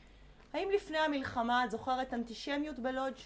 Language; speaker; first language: Hebrew; native; Hebrew